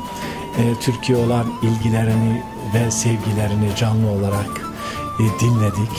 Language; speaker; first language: Turkish; native; Turkish